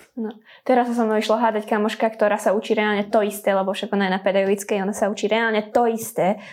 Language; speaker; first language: Slovak; non-native, local second language; Hungarian